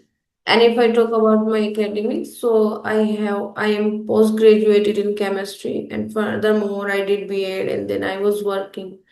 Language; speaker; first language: English; non-native, local second language; Hindi